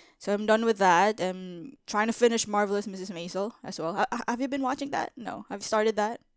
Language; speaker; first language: English; non-native, local second language; Filipino